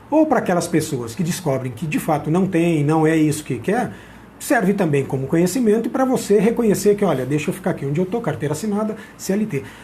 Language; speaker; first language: Portuguese; native; Portuguese